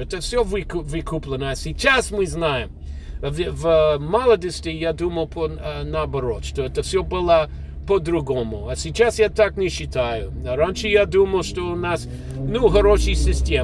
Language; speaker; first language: Russian; non-native, fluent; English